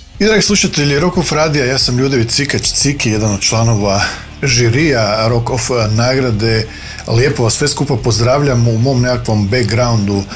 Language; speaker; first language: Croatian; native; Croatian